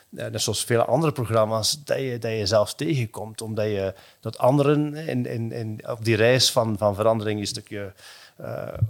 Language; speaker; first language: Dutch; native; Dutch